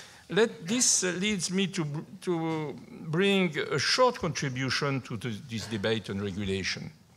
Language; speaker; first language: English; non-native, fluent; French